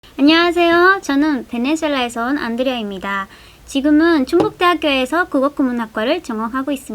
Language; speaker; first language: Korean; non-native, fluent; Spanish